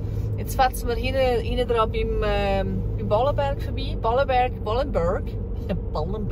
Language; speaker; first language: German; native; German